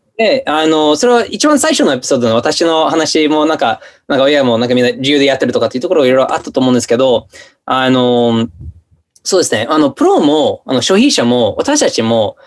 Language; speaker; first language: Japanese; non-native, fluent; English